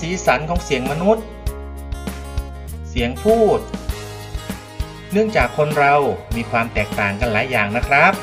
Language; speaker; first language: Thai; native; Thai